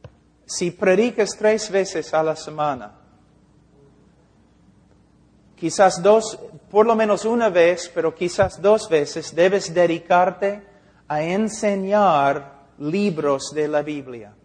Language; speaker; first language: Spanish; non-native, fluent; English